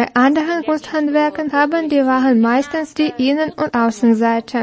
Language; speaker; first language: German; non-native, fluent; Russian